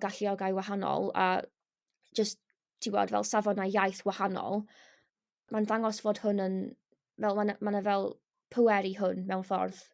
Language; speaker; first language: Welsh; non-native, local second language; English